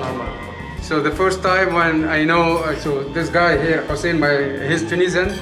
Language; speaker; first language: English; non-native, fluent; Korean